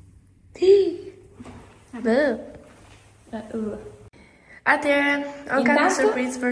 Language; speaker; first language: Albanian; early bilingual, heritage; Albanian